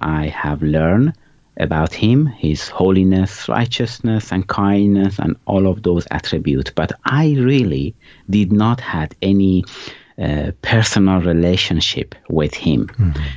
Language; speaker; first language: English; non-native, fluent; Persian